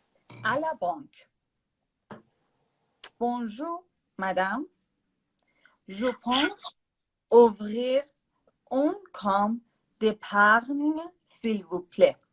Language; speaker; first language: French; non-native, learner; Persian